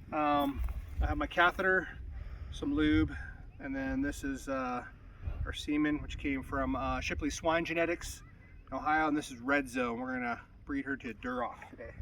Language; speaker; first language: English; native; English